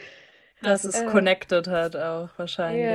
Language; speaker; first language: German; native; German